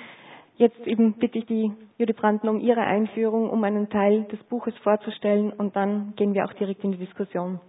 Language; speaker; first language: German; native; German